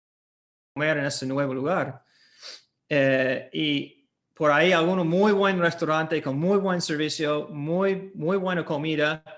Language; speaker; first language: Spanish; non-native, fluent; English